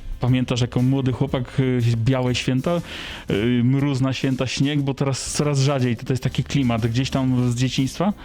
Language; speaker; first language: Polish; native; Polish